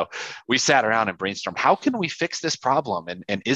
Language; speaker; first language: English; native; English